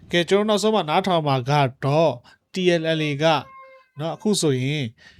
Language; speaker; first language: Burmese; native; Burmese